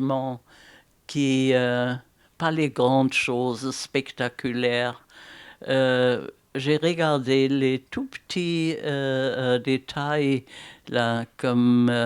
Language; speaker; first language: French; non-native, fluent; German